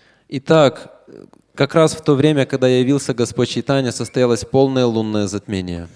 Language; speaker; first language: Russian; native; Russian